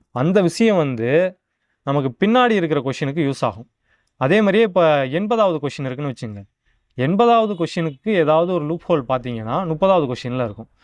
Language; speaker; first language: Tamil; native; Tamil